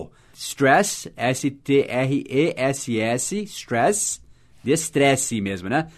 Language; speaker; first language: Portuguese; non-native, fluent; English